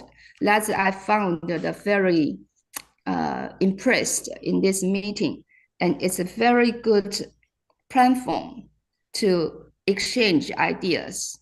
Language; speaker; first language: English; non-native, fluent; Chinese